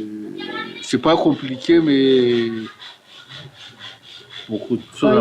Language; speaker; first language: French; non-native, local second language; Malagasy